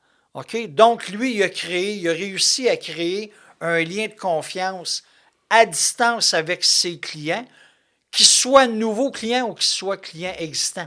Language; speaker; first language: French; native; French